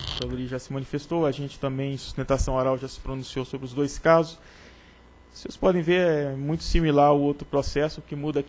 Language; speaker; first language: Portuguese; native; Portuguese